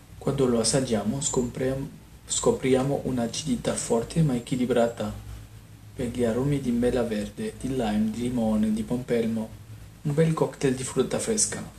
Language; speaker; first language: Italian; non-native, fluent; French